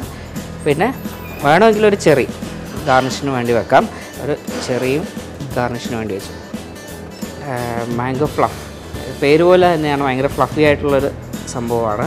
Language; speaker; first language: Malayalam; native; Malayalam